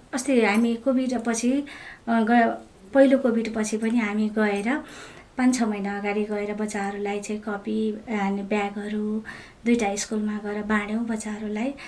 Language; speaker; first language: Nepali; native; Nepali